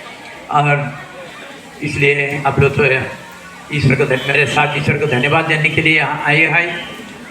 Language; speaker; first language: Hindi; non-native, local second language; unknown